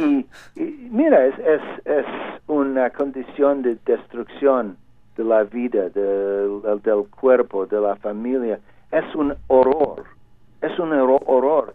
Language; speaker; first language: Spanish; non-native, learner; English